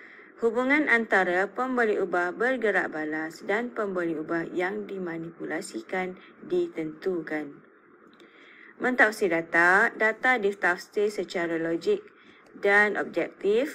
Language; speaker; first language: Malay; native; Malay